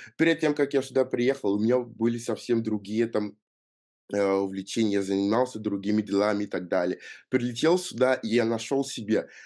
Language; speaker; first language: Russian; non-native, fluent; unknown